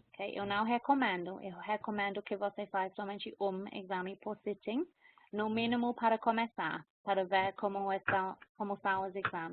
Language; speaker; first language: Portuguese; non-native, fluent; English